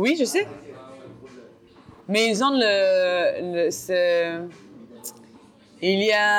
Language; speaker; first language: French; non-native, learner; Hebrew